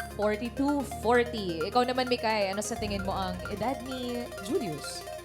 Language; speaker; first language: Filipino; native; Filipino